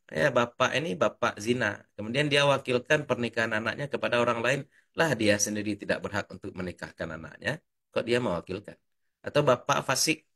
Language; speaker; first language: Indonesian; non-native, local second language; Minangkabau